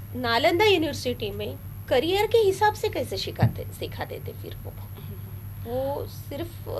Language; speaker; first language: Hindi; non-native, local second language; Marathi